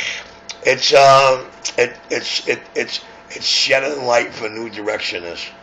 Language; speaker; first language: English; native; English